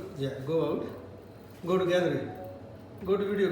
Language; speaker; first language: English; non-native, local second language; Urdu